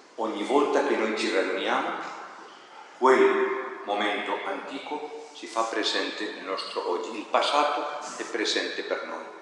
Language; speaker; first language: Italian; non-native, fluent; Spanish